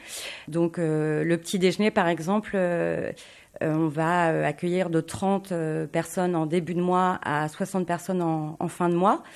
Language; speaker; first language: French; native; French